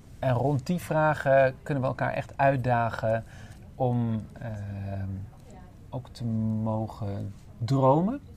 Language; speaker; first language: Dutch; native; Dutch